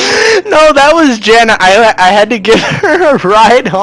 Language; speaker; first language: English; native; English